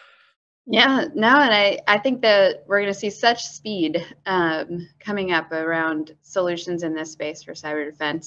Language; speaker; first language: English; native; English